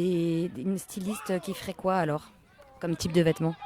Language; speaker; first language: French; native; French